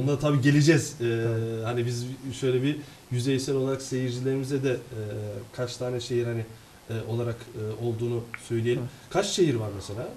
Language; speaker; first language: Turkish; native; Turkish